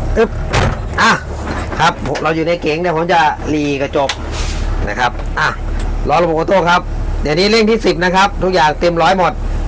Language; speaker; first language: Thai; non-native, local second language; Northeastern Thai